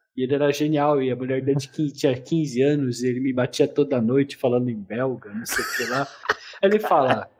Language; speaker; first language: Portuguese; native; Portuguese